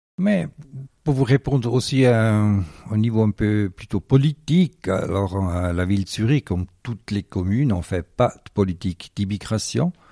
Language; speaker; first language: French; non-native, local second language; Swiss German